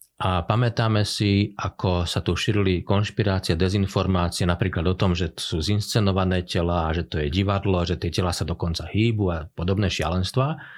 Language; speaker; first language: Slovak; native; Slovak